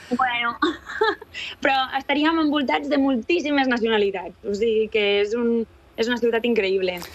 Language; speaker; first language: Catalan; early bilingual, other home language; Bulgarian